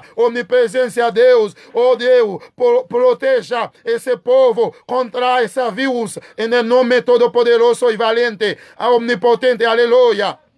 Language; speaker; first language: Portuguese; non-native, learner; Haitian Creole